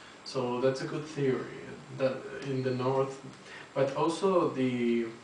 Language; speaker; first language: English; non-native, fluent; Spanish